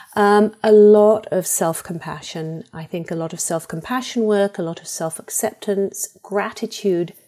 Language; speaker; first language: English; native; English